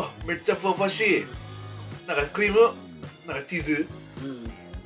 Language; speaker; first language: Japanese; non-native, fluent; Indonesian